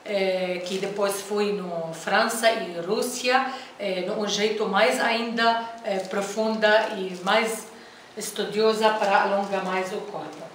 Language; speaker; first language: Portuguese; non-native, fluent; Arabic